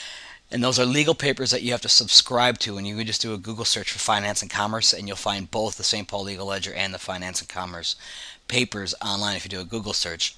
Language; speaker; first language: English; native; English